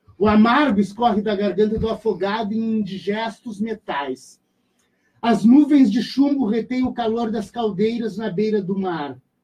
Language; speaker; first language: Portuguese; native; Portuguese